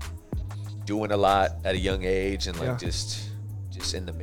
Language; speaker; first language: English; native; English